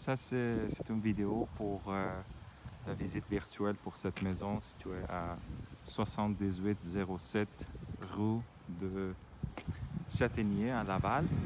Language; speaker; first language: French; non-native, fluent; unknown